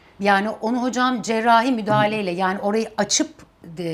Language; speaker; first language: Turkish; native; Turkish